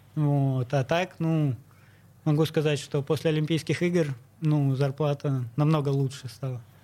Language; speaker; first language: Russian; native; Russian